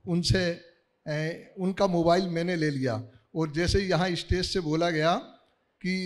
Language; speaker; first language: Hindi; native; Hindi